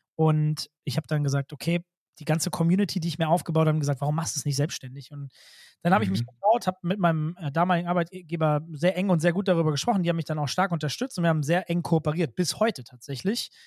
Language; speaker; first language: German; native; German